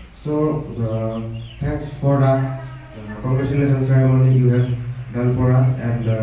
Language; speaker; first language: English; non-native, local second language; Assamese